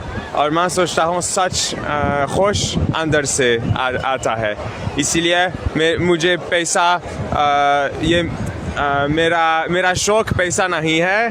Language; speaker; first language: Hindi; non-native, learner; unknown